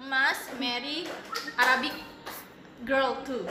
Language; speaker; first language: English; non-native, learner; Indonesian